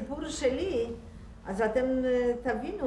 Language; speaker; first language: Hebrew; non-native, fluent; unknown